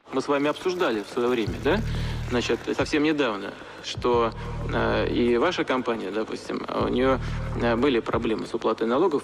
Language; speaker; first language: Russian; native; Russian